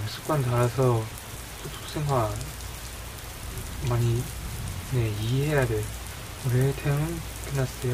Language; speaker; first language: Korean; non-native, learner; Chinese